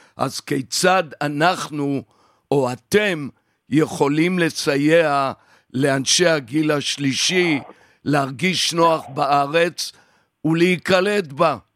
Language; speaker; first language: Hebrew; native; Hebrew